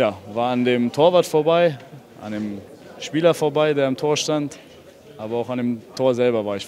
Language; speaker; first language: German; native; German